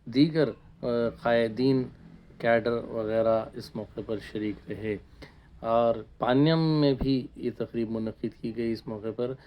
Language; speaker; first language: Urdu; native; Urdu